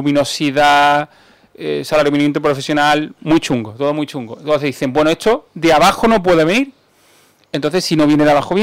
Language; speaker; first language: Spanish; native; Spanish